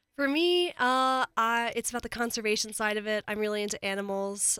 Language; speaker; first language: English; native; English